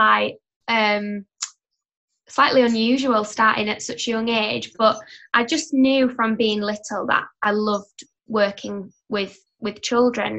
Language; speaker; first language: English; native; English